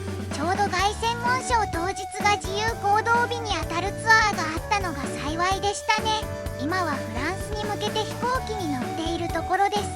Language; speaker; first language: Japanese; native; Japanese